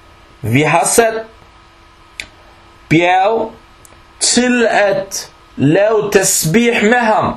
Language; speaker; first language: Danish; early bilingual, other home language; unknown